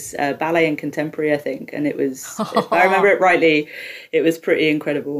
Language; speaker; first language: English; native; English